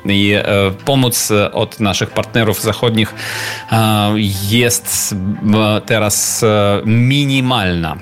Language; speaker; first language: Polish; non-native, learner; Ukrainian